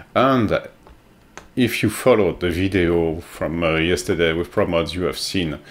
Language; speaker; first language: English; non-native, fluent; French